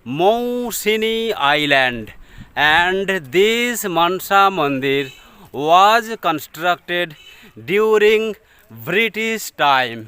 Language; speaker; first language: English; non-native, local second language; Bangla